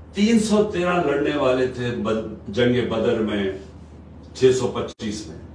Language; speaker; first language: Urdu; native; Urdu